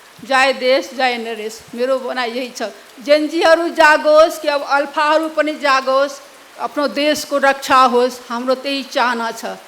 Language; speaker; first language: Nepali; non-native, local second language; Maithili